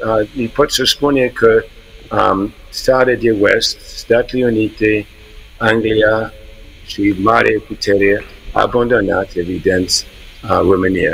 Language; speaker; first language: Romanian; early bilingual, heritage; English